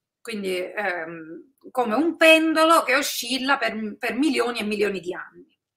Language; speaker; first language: Italian; native; Italian